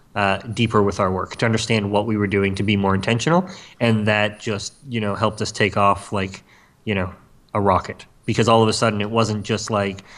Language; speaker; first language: English; native; English